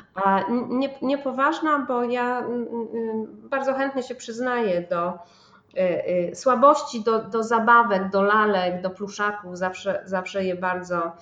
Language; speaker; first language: Polish; native; Polish